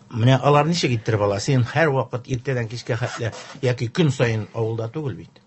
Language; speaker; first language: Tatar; native; Tatar